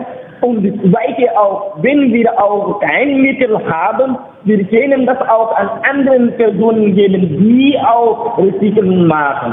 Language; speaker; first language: German; non-native, learner; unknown